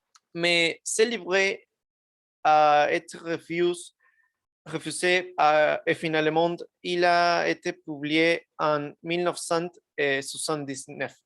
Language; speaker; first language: French; non-native, learner; Spanish